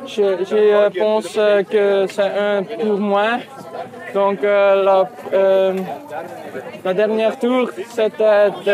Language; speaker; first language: French; non-native, learner; Dutch